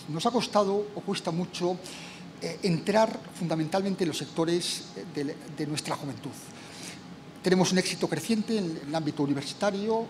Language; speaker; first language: Spanish; native; Spanish